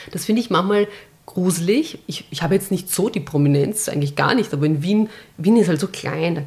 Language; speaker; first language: German; early bilingual, other home language; Bosnian